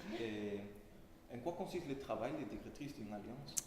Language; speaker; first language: French; non-native, learner; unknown